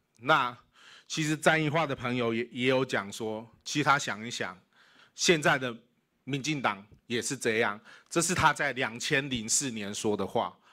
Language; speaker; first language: Chinese; native; Chinese